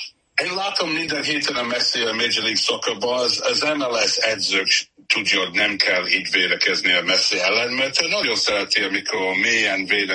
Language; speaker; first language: Hungarian; non-native, fluent; English